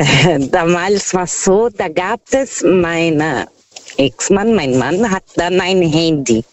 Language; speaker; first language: German; non-native, fluent; Portuguese